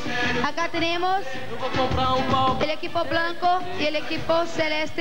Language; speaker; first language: Spanish; non-native, fluent; Portuguese